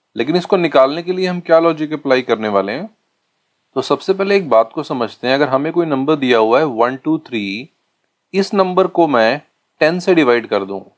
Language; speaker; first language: Hindi; native; Hindi